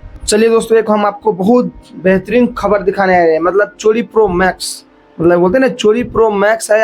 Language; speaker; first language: Hindi; native; Hindi